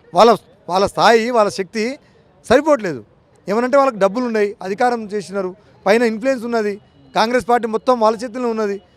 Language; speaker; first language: Telugu; non-native, local second language; Lambadi